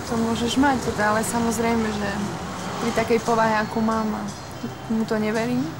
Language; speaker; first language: Slovak; native; Slovak